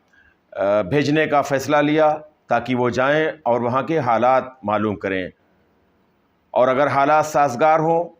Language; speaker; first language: Urdu; native; Urdu